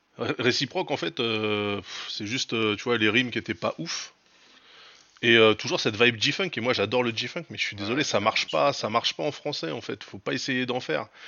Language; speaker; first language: French; native; French